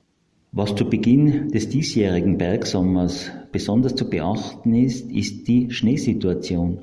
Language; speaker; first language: German; native; German